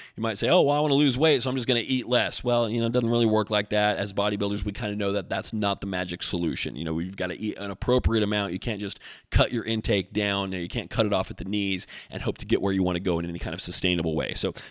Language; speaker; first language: English; native; English